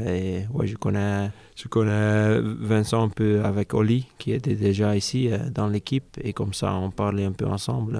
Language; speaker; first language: French; non-native, local second language; Dutch